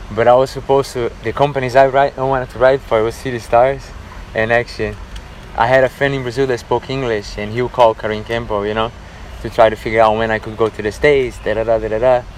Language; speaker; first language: English; non-native, fluent; Portuguese